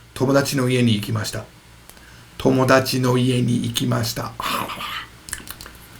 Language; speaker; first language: Japanese; non-native, fluent; English